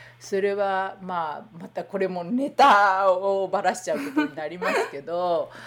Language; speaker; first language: Japanese; native; Japanese